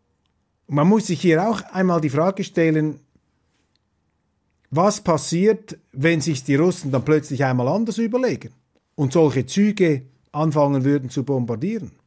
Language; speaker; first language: German; non-native, local second language; Swiss German